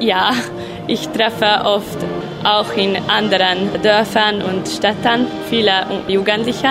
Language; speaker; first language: German; non-native, local second language; Hungarian